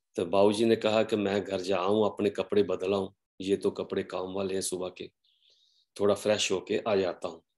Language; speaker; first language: Hindi; non-native, local second language; Punjabi